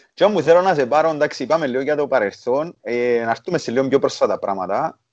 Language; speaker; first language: Greek; native; Greek